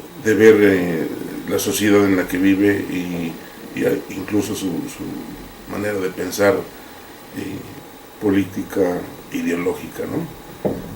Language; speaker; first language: Spanish; native; Spanish